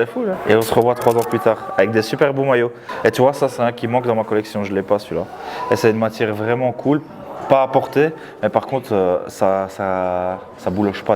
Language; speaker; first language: French; native; French